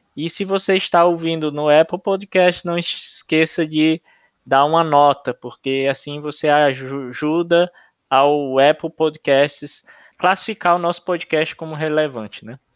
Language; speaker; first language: Portuguese; native; Portuguese